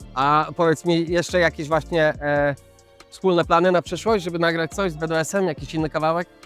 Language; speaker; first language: Polish; native; Polish